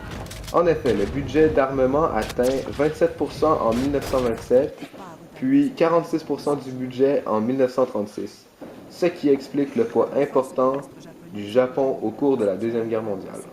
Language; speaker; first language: French; native; French